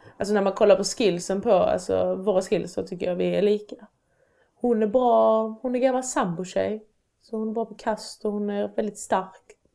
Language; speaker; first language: Swedish; early bilingual, other home language; Persian